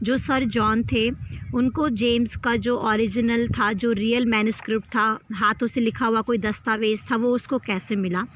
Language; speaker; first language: Hindi; native; Hindi